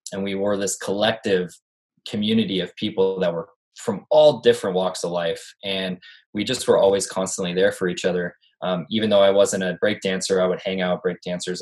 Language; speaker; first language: English; native; English